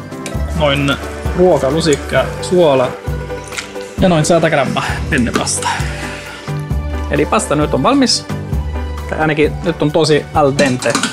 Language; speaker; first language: Finnish; non-native, fluent; Italian